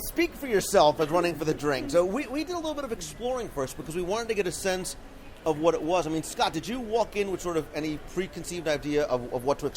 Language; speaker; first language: English; native; English